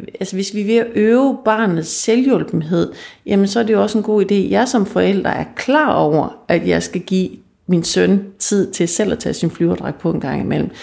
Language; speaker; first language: Danish; native; Danish